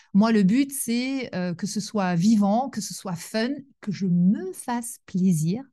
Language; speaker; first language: French; native; French